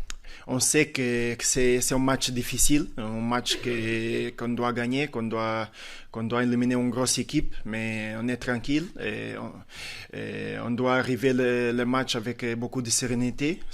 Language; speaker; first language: French; non-native, fluent; Portuguese